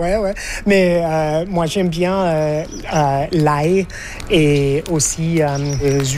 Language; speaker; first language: French; non-native, fluent; English